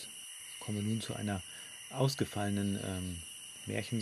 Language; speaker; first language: German; native; German